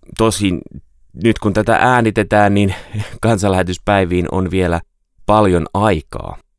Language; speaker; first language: Finnish; native; Finnish